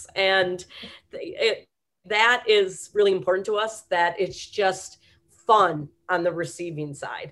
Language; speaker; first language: English; native; English